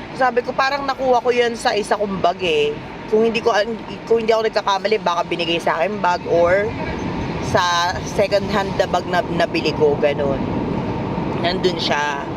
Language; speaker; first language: Filipino; native; Filipino